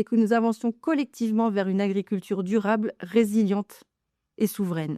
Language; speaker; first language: French; native; French